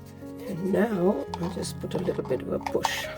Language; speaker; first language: English; native; English